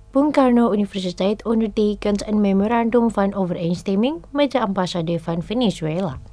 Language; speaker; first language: Dutch; non-native, fluent; Indonesian